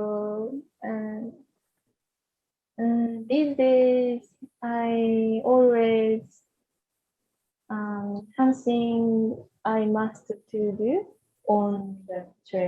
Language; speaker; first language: English; non-native, learner; Japanese